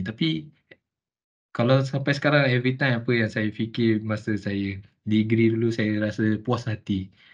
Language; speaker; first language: Malay; native; Malay